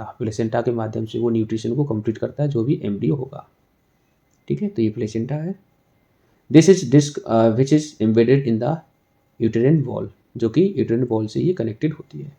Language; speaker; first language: Hindi; native; Hindi